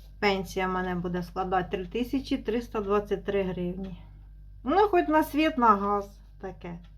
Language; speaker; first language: Ukrainian; native; Ukrainian